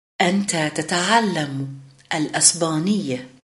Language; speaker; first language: Arabic; non-native, fluent; Bosnian